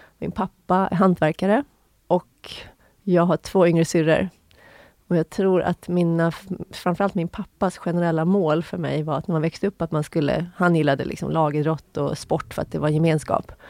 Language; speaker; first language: Swedish; native; Swedish